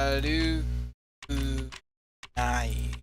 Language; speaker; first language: Japanese; non-native, learner; English